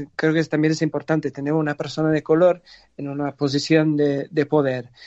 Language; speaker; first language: Spanish; non-native, fluent; English